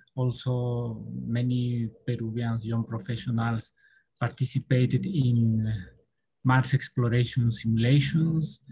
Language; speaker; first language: English; non-native, learner; Spanish